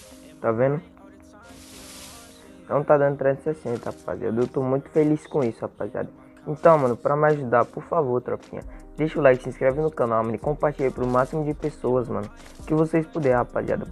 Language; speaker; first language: Portuguese; native; Portuguese